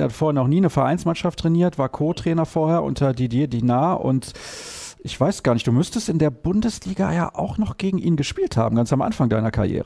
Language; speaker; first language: German; native; German